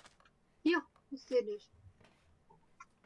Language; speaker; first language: German; native; German